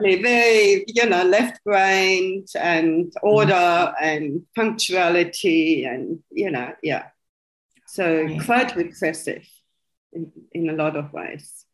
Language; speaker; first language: English; non-native, fluent; German